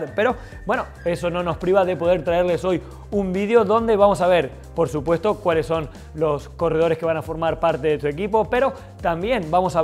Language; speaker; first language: Spanish; native; Spanish